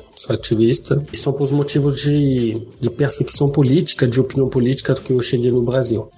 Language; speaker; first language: Portuguese; non-native, fluent; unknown